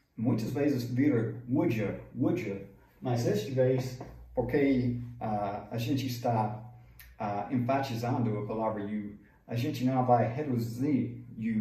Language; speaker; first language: Portuguese; non-native, fluent; English